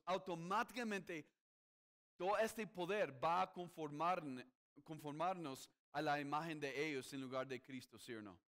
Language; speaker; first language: Spanish; non-native, fluent; English